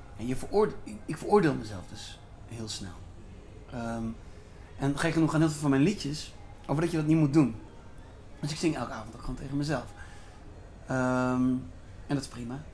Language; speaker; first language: Dutch; native; Dutch